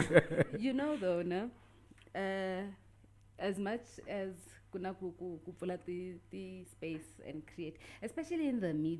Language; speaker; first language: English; non-native, local second language; Tsonga